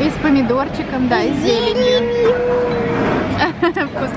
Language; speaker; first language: Russian; native; Russian